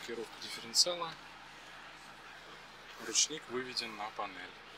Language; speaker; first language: Russian; native; Russian